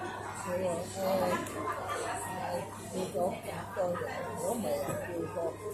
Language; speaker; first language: Cantonese; native; Cantonese